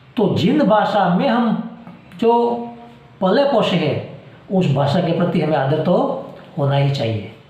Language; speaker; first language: Hindi; non-native, local second language; Gujarati